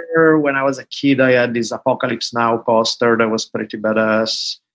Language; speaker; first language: English; non-native, fluent; Italian